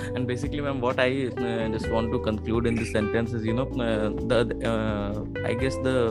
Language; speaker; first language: English; non-native, local second language; Hindi